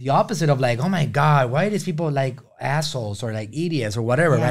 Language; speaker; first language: English; native; English